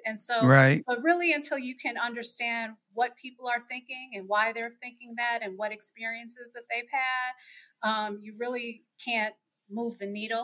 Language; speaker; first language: English; native; English